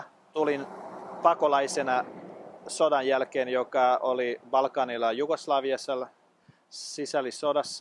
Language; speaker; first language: Finnish; non-native, fluent; Bosnian